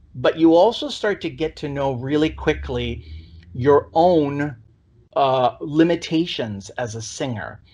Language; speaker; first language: English; native; English